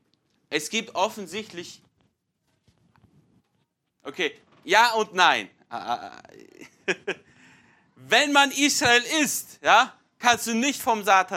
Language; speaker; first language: German; non-native, fluent; English